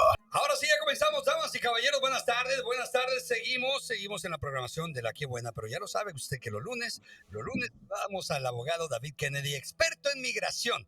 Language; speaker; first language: Spanish; native; Spanish